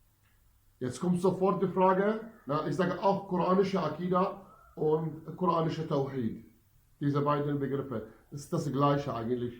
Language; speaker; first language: German; non-native, fluent; Arabic